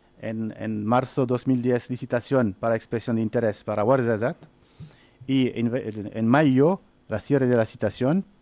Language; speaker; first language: Spanish; non-native, fluent; Arabic